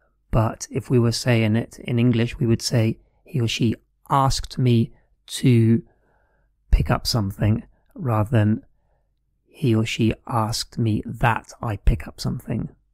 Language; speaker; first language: English; native; English